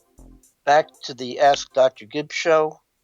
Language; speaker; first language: English; native; English